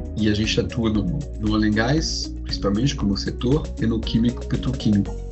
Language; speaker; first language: Portuguese; non-native, fluent; French